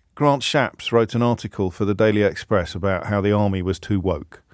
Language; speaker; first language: English; native; English